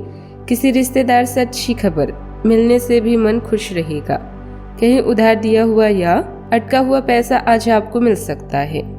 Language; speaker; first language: Hindi; native; Hindi